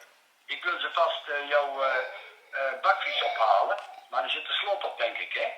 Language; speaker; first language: Dutch; native; Dutch